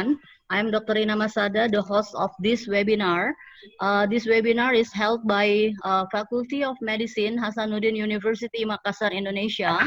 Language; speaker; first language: English; non-native, fluent; Indonesian